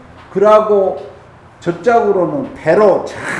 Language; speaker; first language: Korean; native; Korean